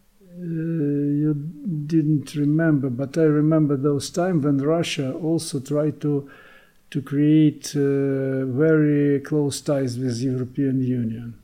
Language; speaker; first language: English; non-native, learner; Ukrainian